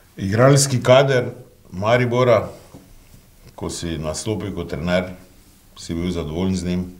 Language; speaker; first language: Slovenian; native; Slovenian